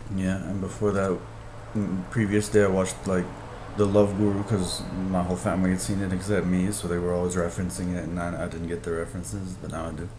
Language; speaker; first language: English; native; English